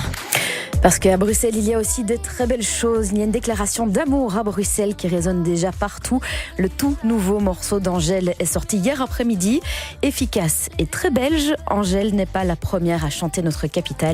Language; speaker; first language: French; native; French